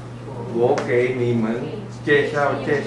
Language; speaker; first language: Chinese; non-native, learner; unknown